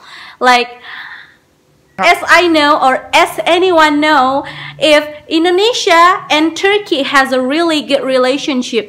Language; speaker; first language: English; non-native, learner; Indonesian